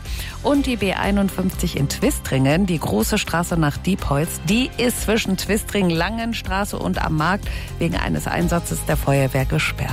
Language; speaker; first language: German; native; German